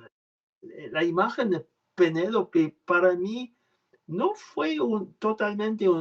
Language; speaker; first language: Spanish; non-native, learner; French